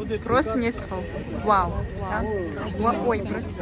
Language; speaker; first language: Russian; non-native, learner; Mongolian